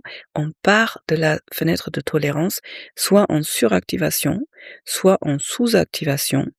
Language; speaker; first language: French; native; French